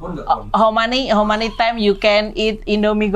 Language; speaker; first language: English; non-native, learner; Indonesian